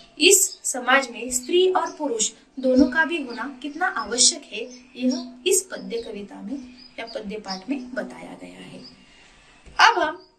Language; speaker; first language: Hindi; non-native, local second language; Marathi